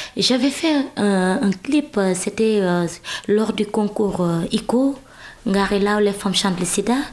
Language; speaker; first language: French; non-native, local second language; Wolof